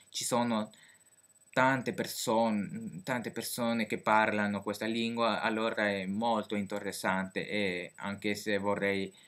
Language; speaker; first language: Italian; non-native, fluent; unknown